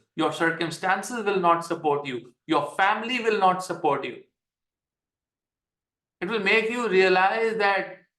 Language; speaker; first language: English; non-native, local second language; Hindi